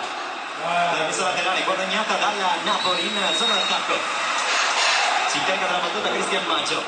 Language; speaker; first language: Italian; native; Italian